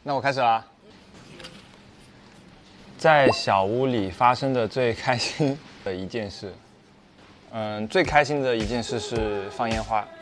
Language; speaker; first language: Chinese; native; Chinese